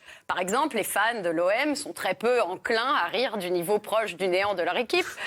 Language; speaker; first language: French; native; French